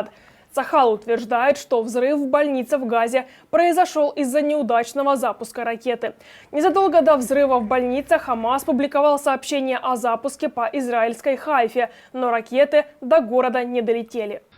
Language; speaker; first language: Russian; native; Russian